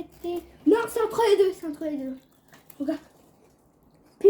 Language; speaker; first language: French; native; French